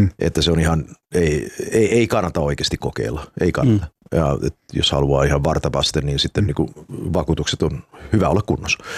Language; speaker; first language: Finnish; early bilingual, heritage; Finnish